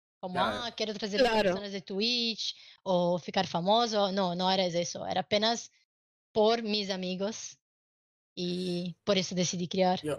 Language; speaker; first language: Spanish; non-native, learner; Portuguese